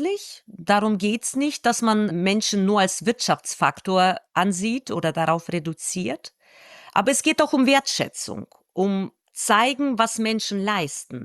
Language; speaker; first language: German; non-native, fluent; Russian